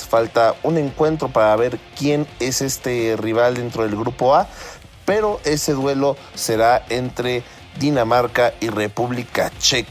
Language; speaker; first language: Spanish; native; Spanish